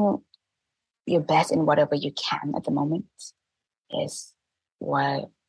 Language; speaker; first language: English; non-native, fluent; Thai